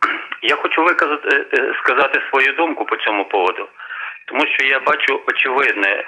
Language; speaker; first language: Ukrainian; non-native, local second language; Russian